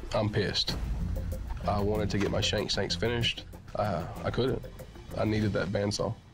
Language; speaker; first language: English; native; English